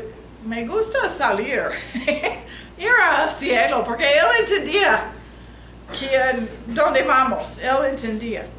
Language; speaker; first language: Spanish; non-native, learner; English